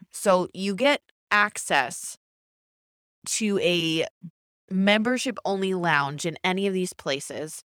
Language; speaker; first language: English; native; English